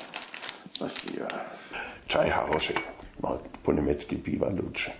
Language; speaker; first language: Russian; non-native, learner; German